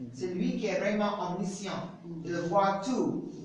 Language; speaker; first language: French; non-native, learner; English